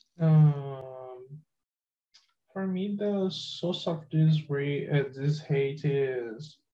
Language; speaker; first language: English; non-native, learner; Portuguese